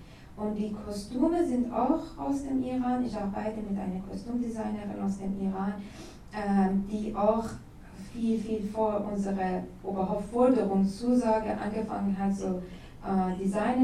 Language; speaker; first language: German; non-native, learner; Persian